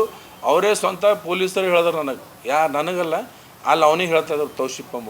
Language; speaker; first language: Kannada; native; Kannada